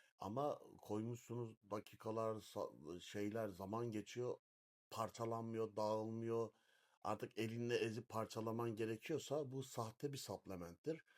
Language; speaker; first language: Turkish; native; Turkish